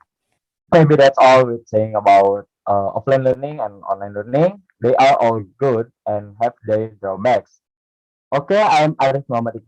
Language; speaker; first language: English; non-native, learner; Indonesian